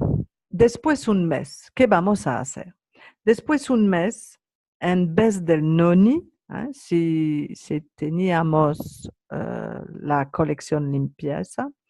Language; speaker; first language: Spanish; non-native, learner; French